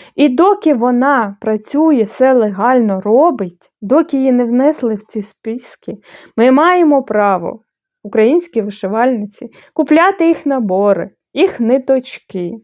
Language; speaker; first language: Ukrainian; non-native, fluent; Bulgarian